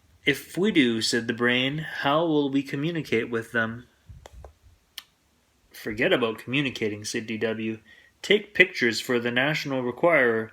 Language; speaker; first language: English; native; English